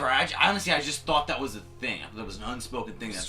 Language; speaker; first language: English; native; English